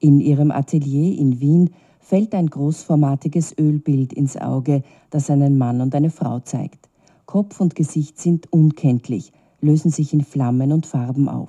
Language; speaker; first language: German; native; German